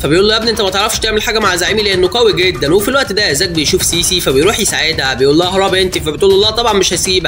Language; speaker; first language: Arabic; native; Arabic